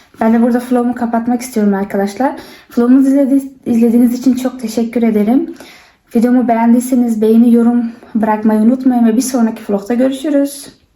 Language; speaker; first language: Turkish; early bilingual, heritage; Turkish